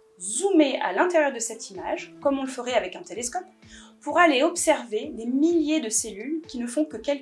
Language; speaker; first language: French; native; French